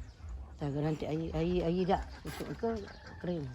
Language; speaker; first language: Indonesian; non-native, local second language; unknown